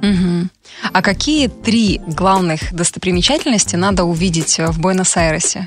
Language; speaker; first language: Russian; native; Russian